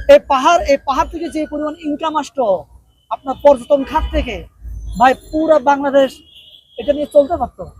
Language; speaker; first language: Bangla; non-native, local second language; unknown